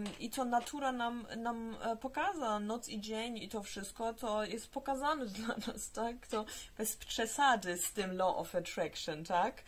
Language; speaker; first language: Polish; early bilingual, heritage; Polish